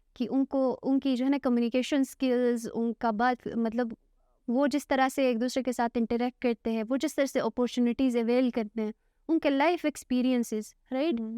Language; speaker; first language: Urdu; non-native, local second language; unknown